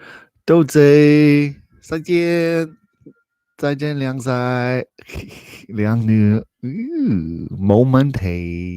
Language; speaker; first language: Chinese; non-native, fluent; English